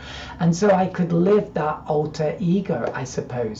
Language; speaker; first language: English; native; English